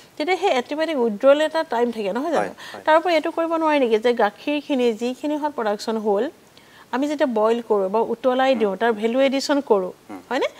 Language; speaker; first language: Assamese; native; Assamese